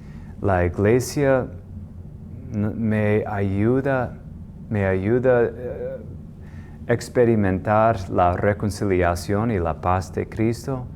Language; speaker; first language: Spanish; non-native, fluent; English